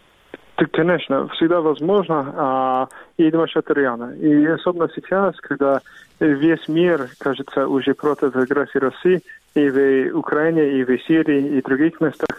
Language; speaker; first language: Russian; non-native, fluent; English